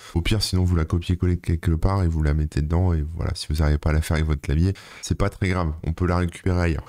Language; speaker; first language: French; native; French